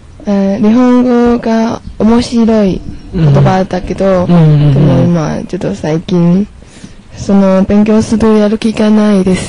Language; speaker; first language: Japanese; non-native, learner; Chinese